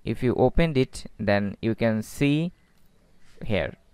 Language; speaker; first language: English; non-native, local second language; Bangla